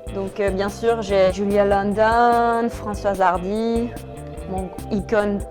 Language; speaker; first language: French; non-native, fluent; Danish